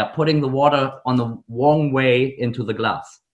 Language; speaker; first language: English; non-native, fluent; German